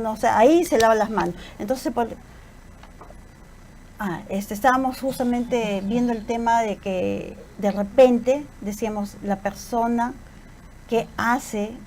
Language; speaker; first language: Spanish; native; Spanish